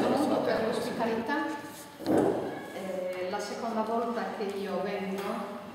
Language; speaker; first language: Italian; native; Italian